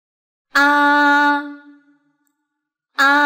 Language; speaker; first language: Chinese; native; Chinese